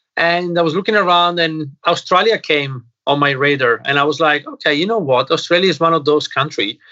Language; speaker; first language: English; non-native, fluent; Italian